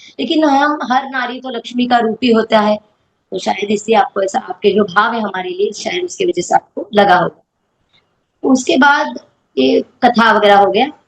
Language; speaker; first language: Hindi; non-native, local second language; Marathi